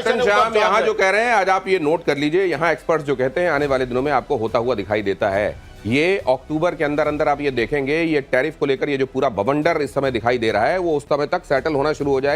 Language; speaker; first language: Hindi; native; Hindi